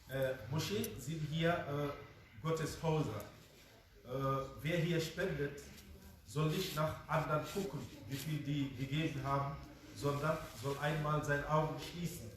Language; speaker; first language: German; non-native, fluent; Fula